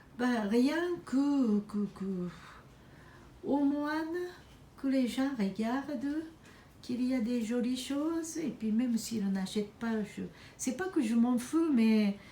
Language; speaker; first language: French; non-native, fluent; Japanese